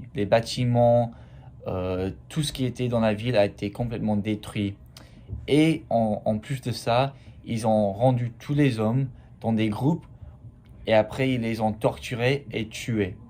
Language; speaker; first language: French; non-native, fluent; English